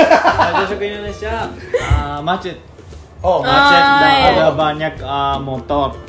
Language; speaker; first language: Indonesian; non-native, fluent; Japanese